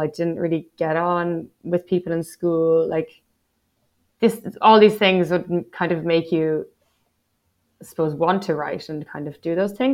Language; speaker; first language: English; native; English